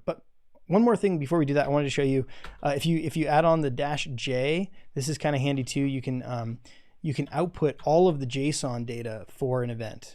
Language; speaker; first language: English; native; English